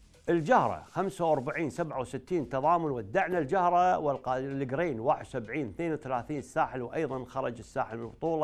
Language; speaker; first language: Arabic; native; Arabic